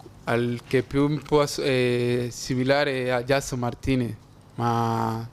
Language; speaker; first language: Italian; non-native, fluent; Spanish